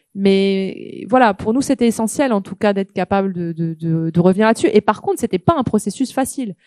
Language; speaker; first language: French; native; French